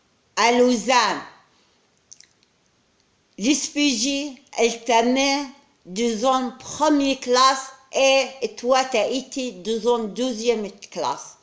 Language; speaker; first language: French; non-native, learner; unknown